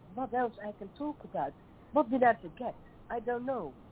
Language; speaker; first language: English; non-native, fluent; Dutch